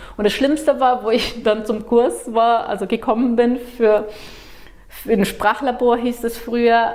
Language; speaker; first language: German; non-native, fluent; Portuguese